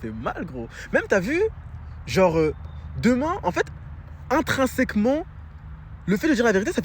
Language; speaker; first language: French; native; French